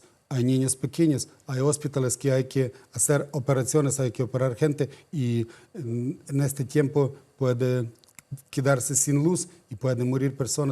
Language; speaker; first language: Spanish; non-native, fluent; Ukrainian